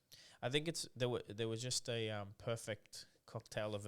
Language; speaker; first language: English; native; English